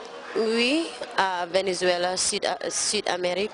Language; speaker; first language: French; non-native, learner; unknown